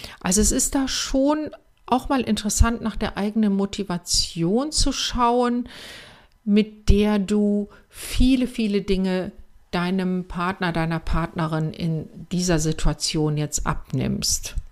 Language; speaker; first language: German; native; German